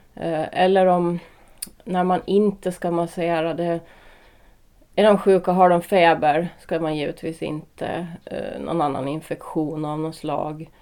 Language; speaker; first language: Swedish; native; Swedish